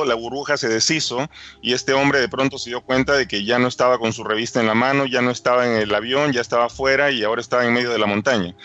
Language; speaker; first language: Spanish; native; Spanish